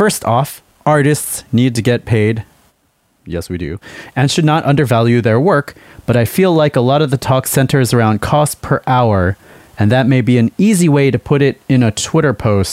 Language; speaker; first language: English; native; English